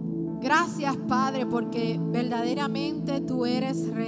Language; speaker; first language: Spanish; native; Spanish